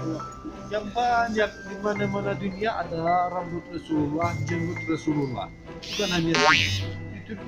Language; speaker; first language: Indonesian; non-native, learner; Turkish